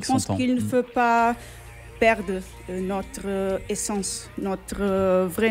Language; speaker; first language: French; non-native, fluent; Portuguese